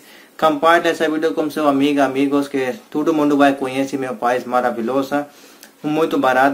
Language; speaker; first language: Portuguese; non-native, learner; Hindi